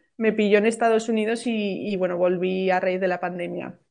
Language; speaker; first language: Spanish; native; Spanish